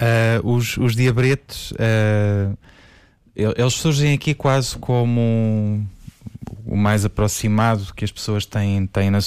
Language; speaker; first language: Portuguese; native; Portuguese